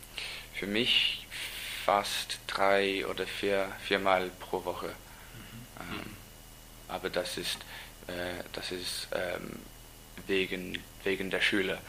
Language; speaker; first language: German; non-native, learner; English